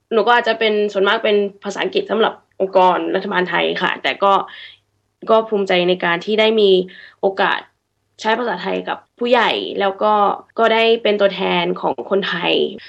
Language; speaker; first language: Thai; early bilingual, heritage; Thai